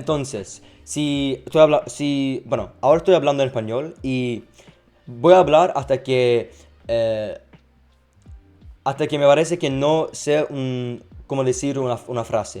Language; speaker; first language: Spanish; non-native, learner; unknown